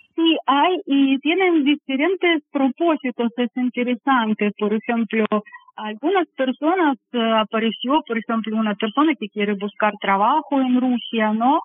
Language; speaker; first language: Spanish; non-native, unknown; Russian